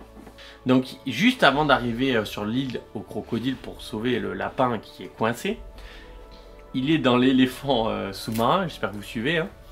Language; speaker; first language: French; native; French